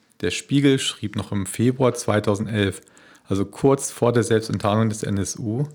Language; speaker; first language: German; native; German